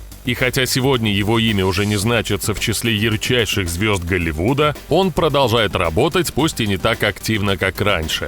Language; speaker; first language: Russian; native; Russian